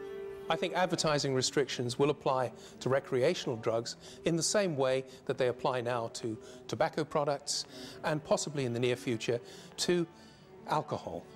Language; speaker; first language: English; native; English